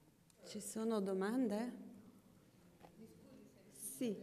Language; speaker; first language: Italian; non-native, local second language; German